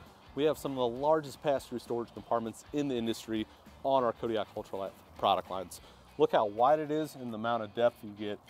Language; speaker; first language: English; native; English